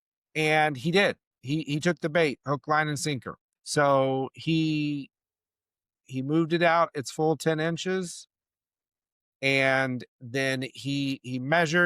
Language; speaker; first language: English; native; English